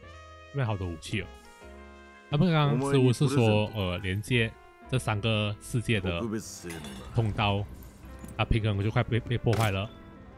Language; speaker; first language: Chinese; native; Chinese